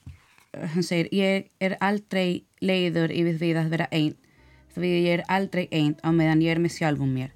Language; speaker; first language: Icelandic; non-native, learner; Spanish